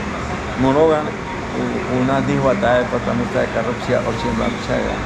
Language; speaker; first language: Russian; non-native, learner; Spanish